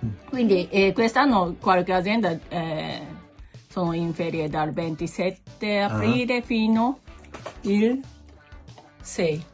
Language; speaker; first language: Italian; non-native, learner; Japanese